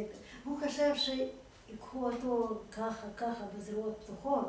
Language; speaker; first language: Hebrew; non-native, fluent; Russian